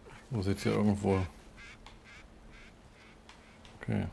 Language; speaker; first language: German; native; German